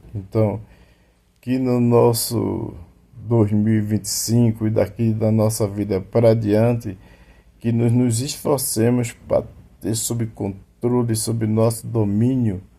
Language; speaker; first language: Portuguese; native; Portuguese